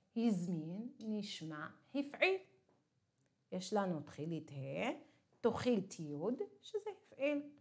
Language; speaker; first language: Hebrew; non-native, local second language; Arabic